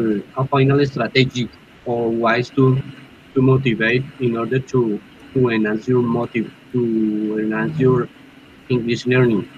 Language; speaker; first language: English; non-native, learner; Spanish